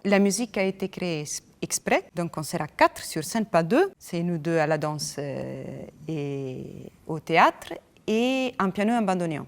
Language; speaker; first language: French; non-native, fluent; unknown